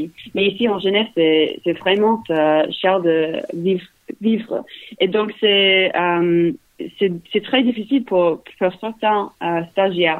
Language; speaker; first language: French; non-native, learner; English